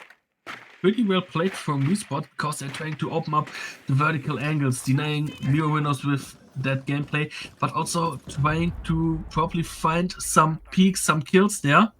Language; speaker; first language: English; non-native, fluent; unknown